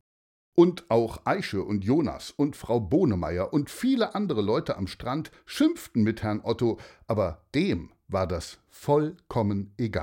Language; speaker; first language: German; native; German